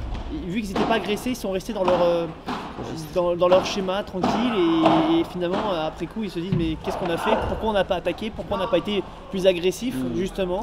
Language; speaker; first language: French; native; French